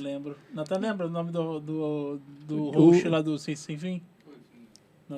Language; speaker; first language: Portuguese; native; Portuguese